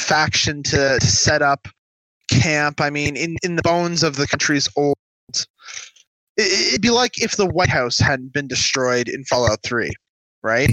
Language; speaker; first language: English; native; English